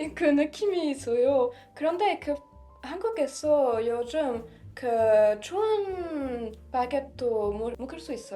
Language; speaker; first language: Korean; non-native, learner; French